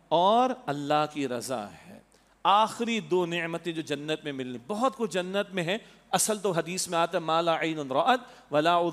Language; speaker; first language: Urdu; native; Urdu